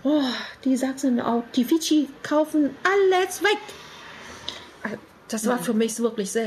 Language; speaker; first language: German; non-native, learner; Vietnamese